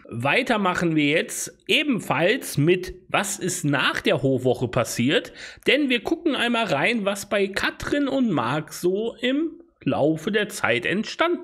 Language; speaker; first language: German; native; German